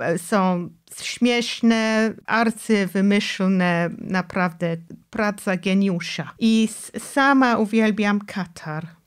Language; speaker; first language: Polish; non-native, fluent; English